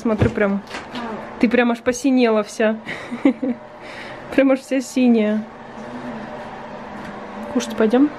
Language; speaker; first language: Russian; native; Russian